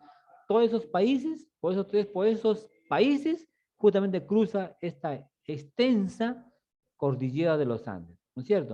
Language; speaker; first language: Spanish; native; Spanish